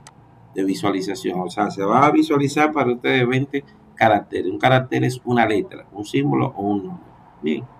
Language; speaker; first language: Spanish; native; Spanish